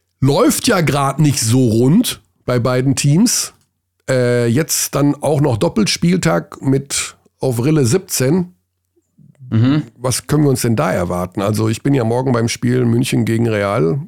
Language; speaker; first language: German; native; German